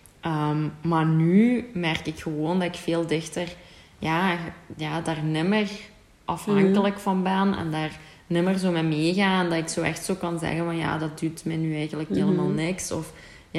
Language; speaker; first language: Dutch; native; Dutch